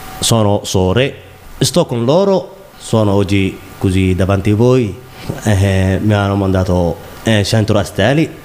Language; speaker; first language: Italian; non-native, learner; Somali